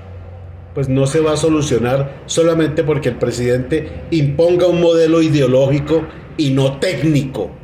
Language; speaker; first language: Spanish; native; Spanish